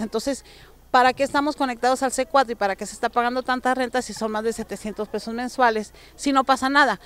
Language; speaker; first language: Spanish; native; Spanish